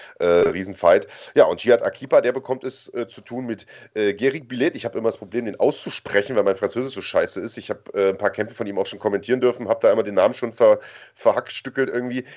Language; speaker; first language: German; native; German